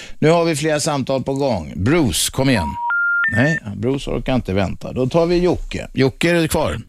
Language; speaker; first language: Swedish; native; Swedish